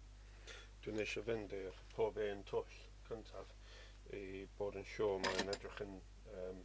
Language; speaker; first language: Welsh; non-native, learner; English